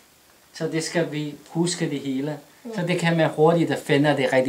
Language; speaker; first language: Danish; non-native, learner; Chinese